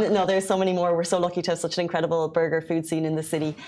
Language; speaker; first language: English; native; English